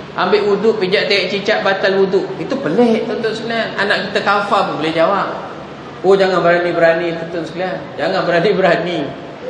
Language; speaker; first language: Malay; native; Malay